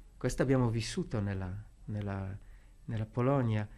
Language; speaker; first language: Italian; non-native, fluent; Polish